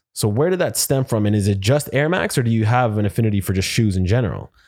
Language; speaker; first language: English; native; English